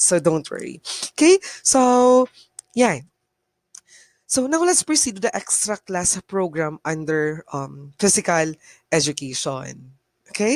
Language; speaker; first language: English; non-native, local second language; Bikol